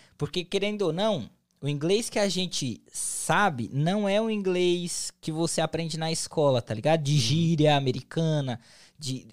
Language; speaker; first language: Portuguese; native; Portuguese